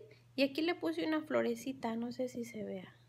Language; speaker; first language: Spanish; native; Spanish